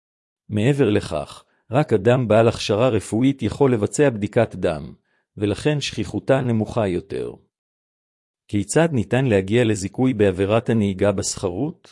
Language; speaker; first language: Hebrew; native; Hebrew